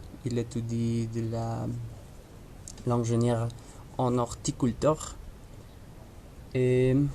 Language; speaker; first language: French; non-native, learner; Spanish